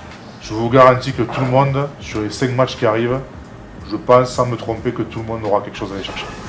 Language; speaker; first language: French; native; French